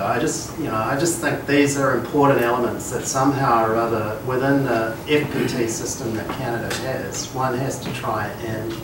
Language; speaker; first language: English; native; English